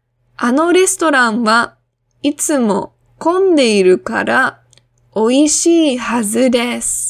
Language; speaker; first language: Japanese; non-native, fluent; English